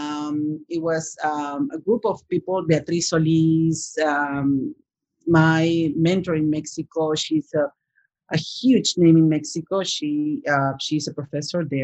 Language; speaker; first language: English; non-native, fluent; Spanish